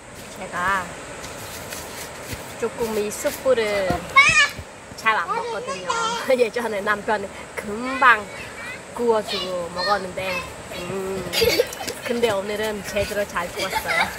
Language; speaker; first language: Korean; non-native, local second language; Khmer